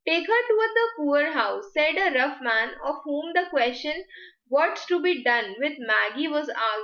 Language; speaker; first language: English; non-native, local second language; Hindi